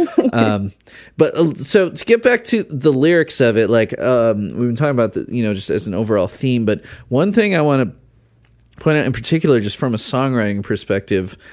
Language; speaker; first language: English; native; English